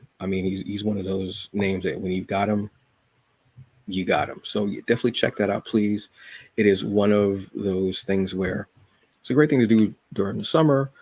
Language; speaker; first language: English; native; English